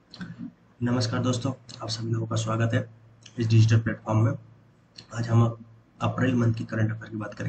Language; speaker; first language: Hindi; native; Hindi